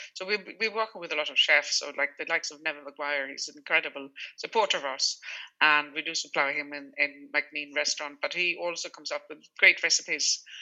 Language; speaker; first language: English; non-native, fluent; Swedish